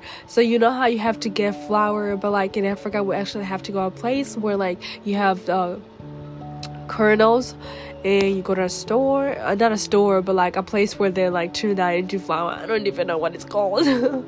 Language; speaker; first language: English; early bilingual, other home language; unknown